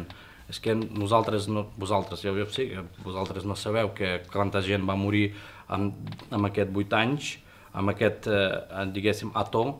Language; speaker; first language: Catalan; non-native, learner; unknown